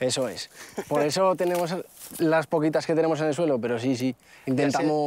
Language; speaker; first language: Spanish; native; Spanish